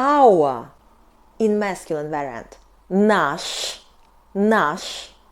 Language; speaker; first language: English; non-native, fluent; Russian